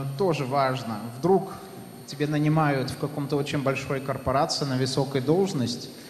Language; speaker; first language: Russian; non-native, fluent; Dutch